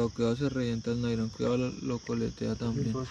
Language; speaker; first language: Spanish; native; Spanish